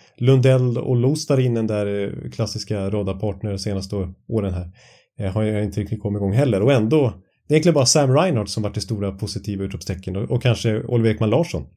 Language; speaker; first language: Swedish; native; Swedish